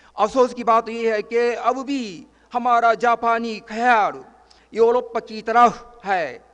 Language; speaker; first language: Urdu; non-native, fluent; Japanese